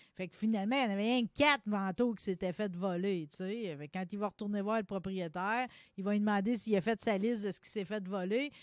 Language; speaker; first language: French; native; French